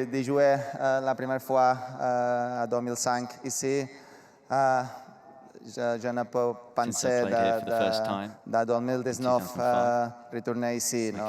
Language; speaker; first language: French; non-native, learner; Spanish